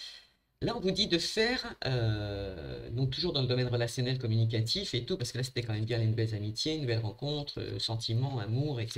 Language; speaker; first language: French; native; French